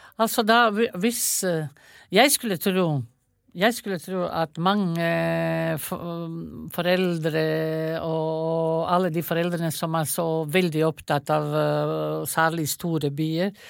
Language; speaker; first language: Norwegian; non-native, fluent; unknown